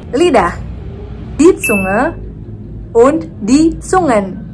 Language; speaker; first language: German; early bilingual, other home language; Indonesian